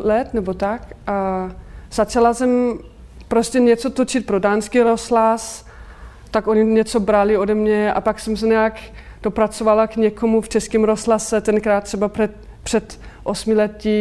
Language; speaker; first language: Czech; non-native, fluent; Danish